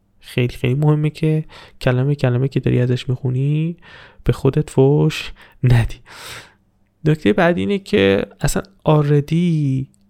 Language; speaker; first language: Persian; native; Persian